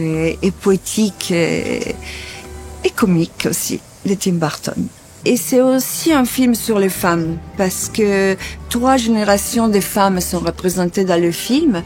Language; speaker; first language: French; non-native, fluent; Italian